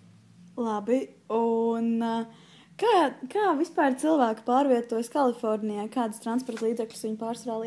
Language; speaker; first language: Latvian; native; Latvian